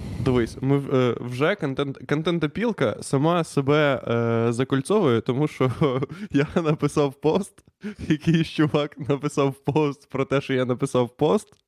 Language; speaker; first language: Ukrainian; native; Ukrainian